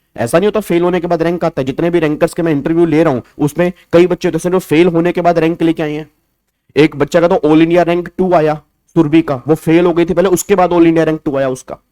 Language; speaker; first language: Hindi; native; Hindi